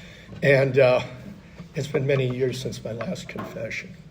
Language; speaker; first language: English; native; English